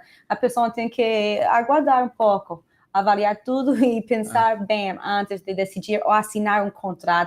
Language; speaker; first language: Portuguese; non-native, fluent; Spanish